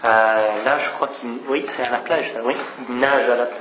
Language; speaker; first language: French; non-native, fluent; English